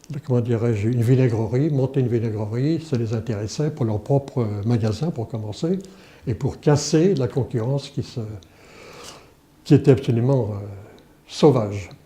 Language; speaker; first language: French; native; French